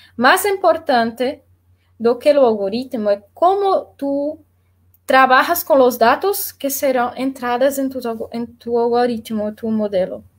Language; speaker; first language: Spanish; non-native, learner; Portuguese